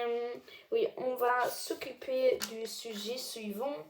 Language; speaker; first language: French; non-native, learner; German